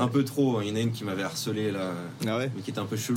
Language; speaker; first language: French; native; French